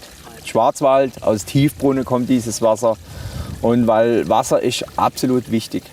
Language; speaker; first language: German; native; German